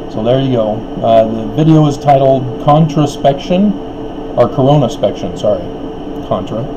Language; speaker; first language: English; native; English